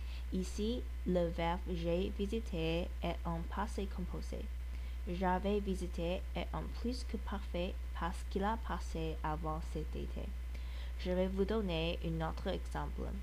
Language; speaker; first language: French; non-native, learner; English